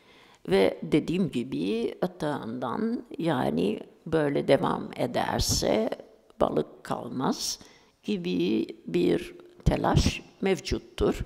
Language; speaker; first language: Turkish; non-native, fluent; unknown